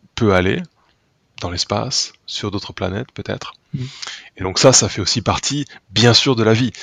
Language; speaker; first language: French; native; French